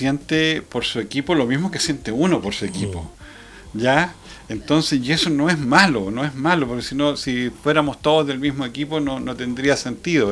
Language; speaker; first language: Spanish; native; Spanish